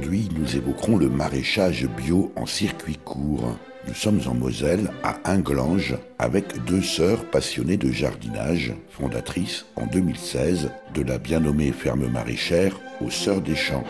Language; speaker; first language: French; native; French